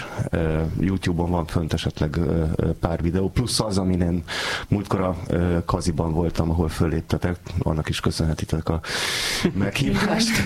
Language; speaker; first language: Hungarian; native; Hungarian